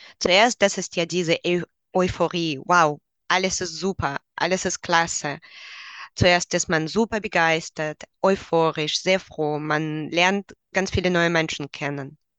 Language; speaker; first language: German; non-native, fluent; Russian